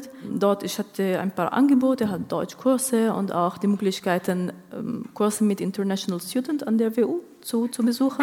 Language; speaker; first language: German; non-native, fluent; Arabic